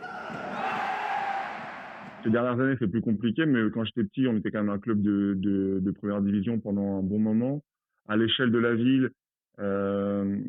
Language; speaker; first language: French; native; French